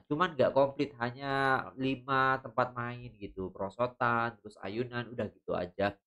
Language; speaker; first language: Indonesian; native; Indonesian